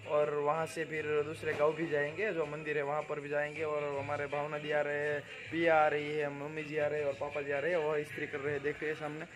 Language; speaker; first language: Hindi; non-native, local second language; Gujarati